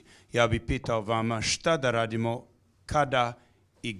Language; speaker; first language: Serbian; non-native, fluent; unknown